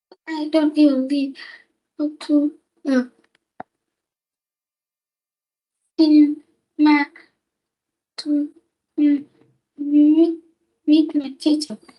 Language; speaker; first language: English; non-native, learner; Vietnamese